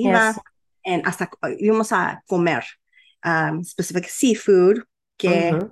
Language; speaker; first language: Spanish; early bilingual, heritage; Spanish